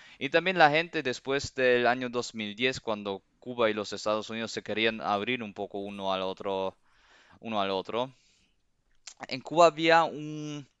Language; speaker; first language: Spanish; early bilingual, heritage; Spanish